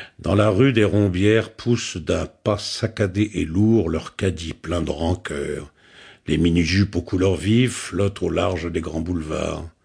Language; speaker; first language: French; native; French